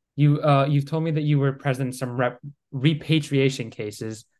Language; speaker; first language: English; non-native, fluent; Greek